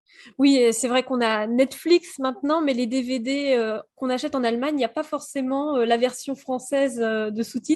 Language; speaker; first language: French; native; French